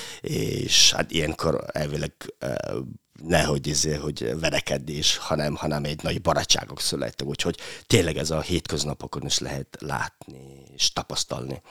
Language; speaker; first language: Hungarian; non-native, fluent; Mongolian